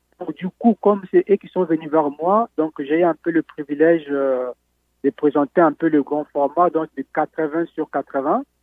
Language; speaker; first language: French; non-native, local second language; Lingala